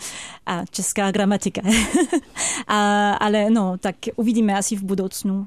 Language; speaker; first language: Czech; non-native, fluent; French